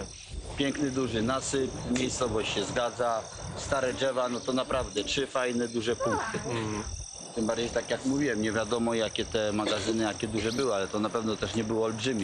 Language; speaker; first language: Polish; native; Polish